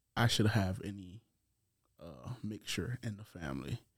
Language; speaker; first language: English; non-native, fluent; Haitian Creole